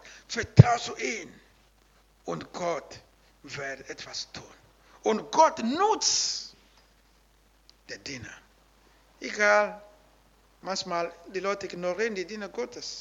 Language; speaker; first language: German; non-native, learner; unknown